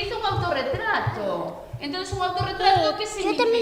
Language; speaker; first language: Spanish; native; Spanish